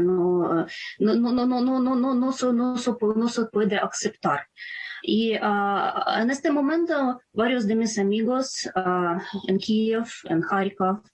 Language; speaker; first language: Spanish; non-native, fluent; Ukrainian